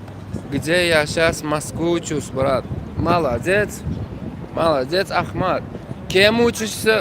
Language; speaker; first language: Russian; non-native, fluent; Turkmen